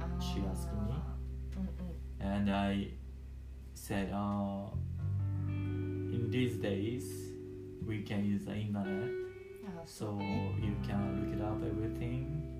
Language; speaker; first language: English; non-native, learner; Japanese